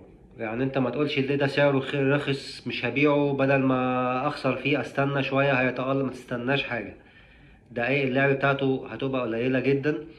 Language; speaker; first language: Arabic; native; Arabic